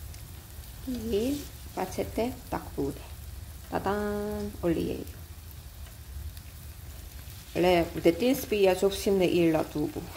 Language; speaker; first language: Ukrainian; non-native, learner; Korean